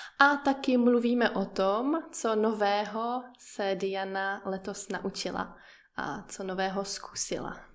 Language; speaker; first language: Czech; native; Czech